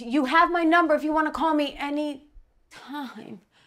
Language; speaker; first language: English; native; English